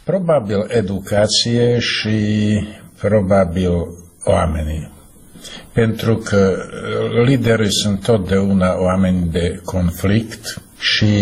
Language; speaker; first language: Romanian; non-native, fluent; Czech